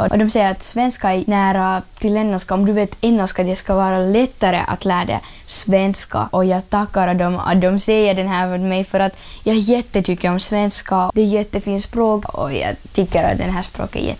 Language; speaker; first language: Swedish; early bilingual, other home language; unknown